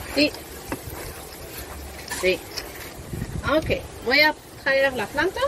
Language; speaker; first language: Spanish; non-native, learner; German